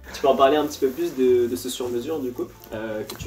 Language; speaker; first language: French; native; French